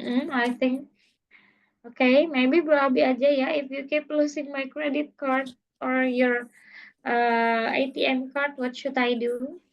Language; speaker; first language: English; non-native, learner; Indonesian